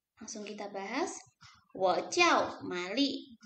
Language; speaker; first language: Chinese; non-native, fluent; Indonesian